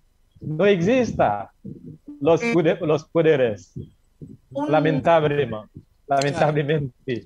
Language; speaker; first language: Spanish; non-native, learner; Haitian Creole